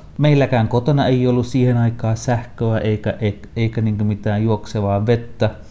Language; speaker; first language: Finnish; non-native, fluent; Tamil